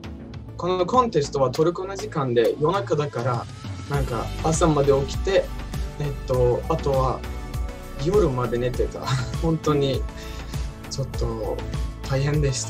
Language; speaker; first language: Japanese; non-native, learner; Turkish